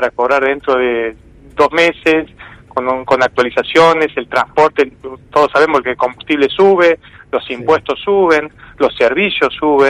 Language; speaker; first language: Spanish; native; Spanish